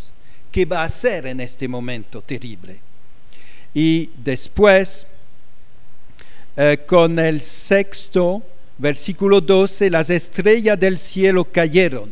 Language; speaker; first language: Spanish; non-native, fluent; French